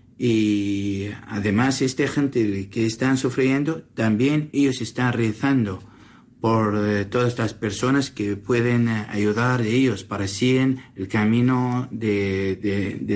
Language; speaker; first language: Spanish; non-native, learner; Assyrian Neo-Aramaic